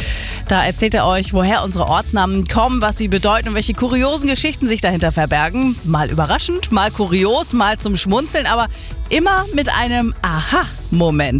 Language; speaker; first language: German; native; German